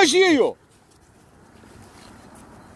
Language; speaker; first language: Dutch; native; Dutch